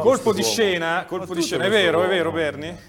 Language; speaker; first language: Italian; native; Italian